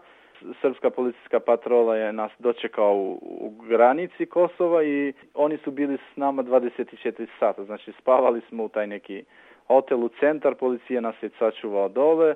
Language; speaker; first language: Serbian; non-native, local second language; Albanian